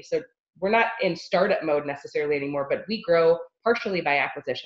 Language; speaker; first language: English; native; English